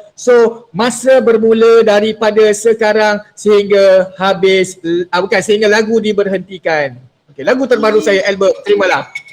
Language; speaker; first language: Malay; native; Malay